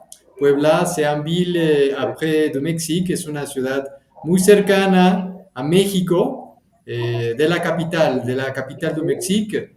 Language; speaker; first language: French; non-native, fluent; Spanish